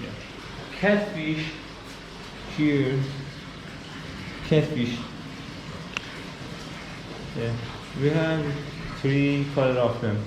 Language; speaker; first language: English; non-native, learner; Persian